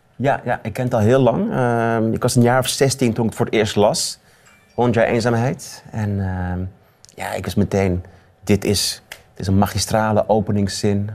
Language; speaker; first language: Dutch; early bilingual, other home language; Zaza